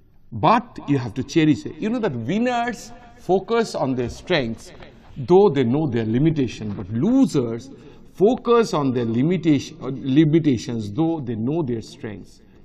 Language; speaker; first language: English; non-native, local second language; Bangla